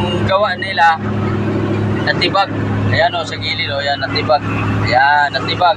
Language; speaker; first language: Filipino; non-native, local second language; Hiligaynon